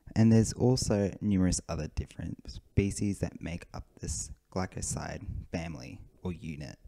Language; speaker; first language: English; native; English